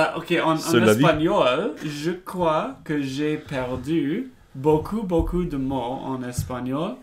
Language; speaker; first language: French; non-native, learner; English